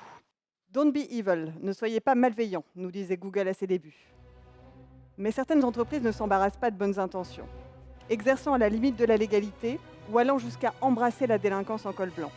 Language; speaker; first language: French; native; French